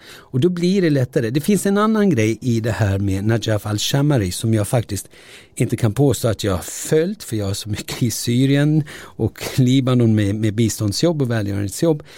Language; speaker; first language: Swedish; early bilingual, other home language; Turoyo